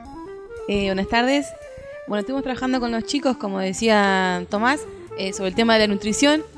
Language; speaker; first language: Spanish; native; Spanish